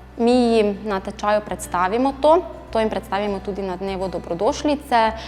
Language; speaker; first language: Slovenian; native; Slovenian